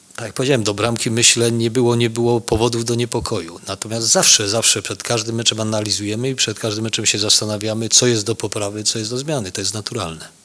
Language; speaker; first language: Polish; native; Polish